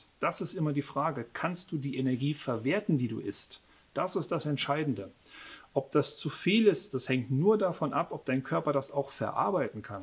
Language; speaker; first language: German; native; German